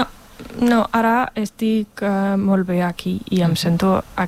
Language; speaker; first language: Catalan; non-native, fluent; German